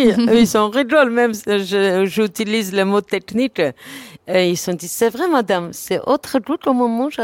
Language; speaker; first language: French; non-native, learner; Armenian